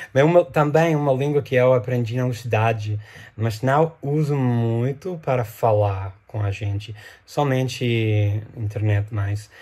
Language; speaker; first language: Portuguese; non-native, fluent; English